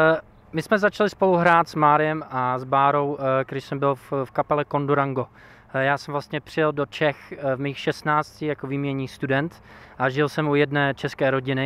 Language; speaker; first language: Czech; non-native, fluent; English